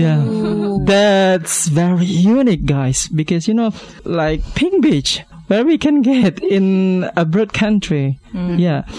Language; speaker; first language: English; non-native, learner; Indonesian